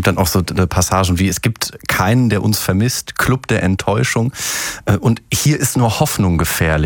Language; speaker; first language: German; native; German